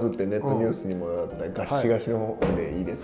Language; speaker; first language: Japanese; native; Japanese